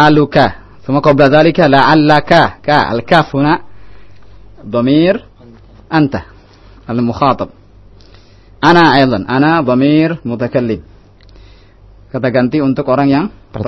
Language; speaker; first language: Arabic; non-native, fluent; Indonesian